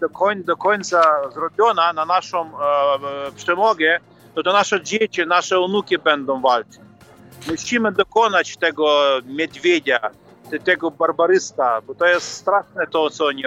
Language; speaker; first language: Polish; non-native, fluent; Ukrainian